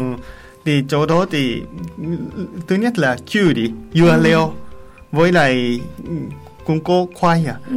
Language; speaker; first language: Vietnamese; non-native, learner; Japanese